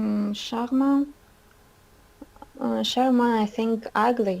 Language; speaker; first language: English; non-native, learner; Russian